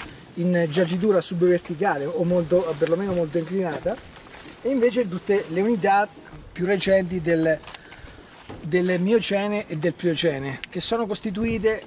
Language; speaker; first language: Italian; native; Italian